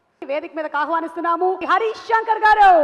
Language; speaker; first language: Telugu; native; Telugu